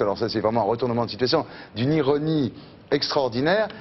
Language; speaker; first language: French; native; French